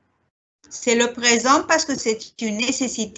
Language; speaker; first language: French; non-native, learner; Arabic